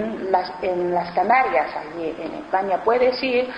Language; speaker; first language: Spanish; non-native, fluent; Chinese